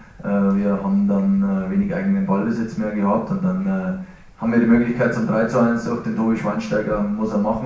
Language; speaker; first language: German; native; German